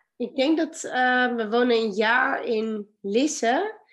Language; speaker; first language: Dutch; native; Dutch